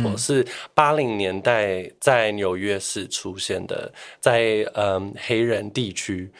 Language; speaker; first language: Chinese; non-native, fluent; English